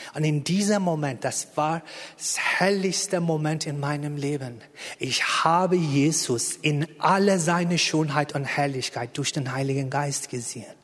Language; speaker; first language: German; non-native, fluent; Persian